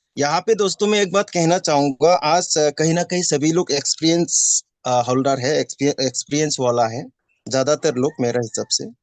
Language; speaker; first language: Hindi; non-native, local second language; Assamese